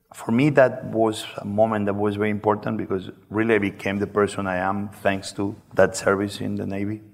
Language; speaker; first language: English; non-native, fluent; Spanish